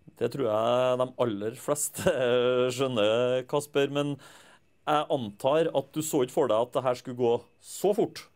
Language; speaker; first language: Norwegian; native; Norwegian